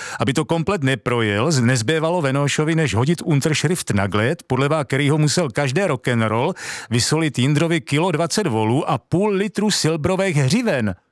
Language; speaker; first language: Czech; native; Czech